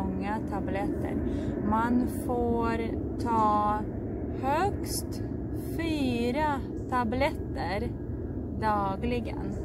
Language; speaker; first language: Swedish; non-native, fluent; Russian